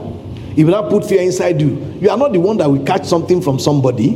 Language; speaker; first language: English; non-native, local second language; Yoruba